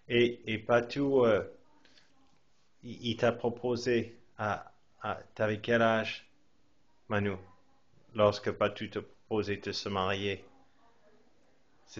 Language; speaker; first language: French; non-native, fluent; English